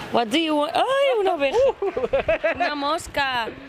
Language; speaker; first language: English; non-native, fluent; Spanish